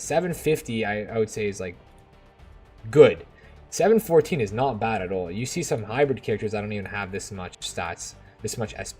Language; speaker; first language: English; native; English